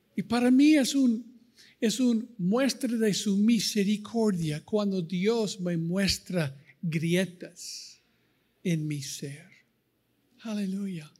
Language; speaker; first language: Spanish; non-native, fluent; English